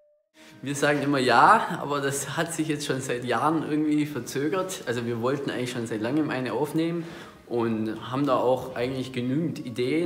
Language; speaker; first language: German; native; German